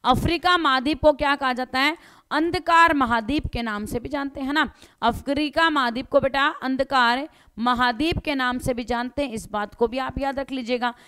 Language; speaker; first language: Hindi; native; Hindi